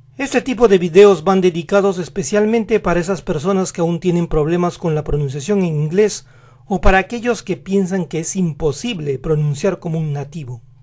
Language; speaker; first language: Spanish; native; Spanish